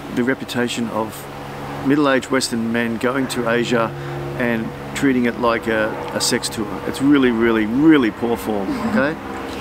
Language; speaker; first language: English; native; English